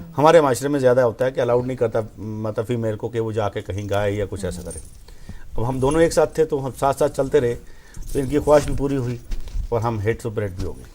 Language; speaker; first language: Hindi; non-native, local second language; Punjabi